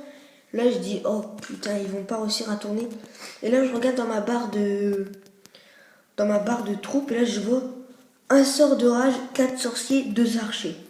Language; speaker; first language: French; native; French